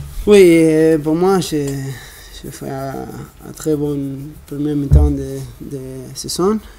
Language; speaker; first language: French; non-native, learner; Spanish